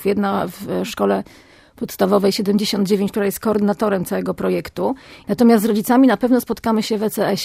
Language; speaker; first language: Polish; native; Polish